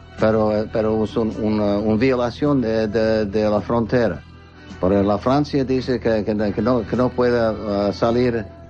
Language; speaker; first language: Spanish; non-native, learner; English